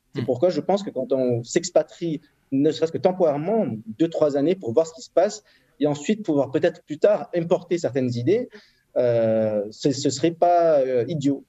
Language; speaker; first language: French; native; French